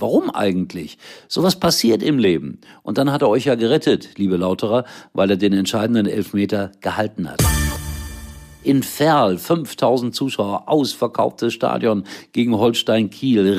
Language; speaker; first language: German; native; German